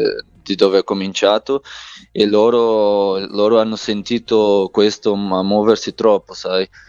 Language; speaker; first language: Italian; non-native, fluent; Portuguese